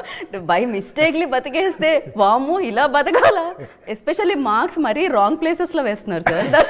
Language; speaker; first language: Telugu; native; Telugu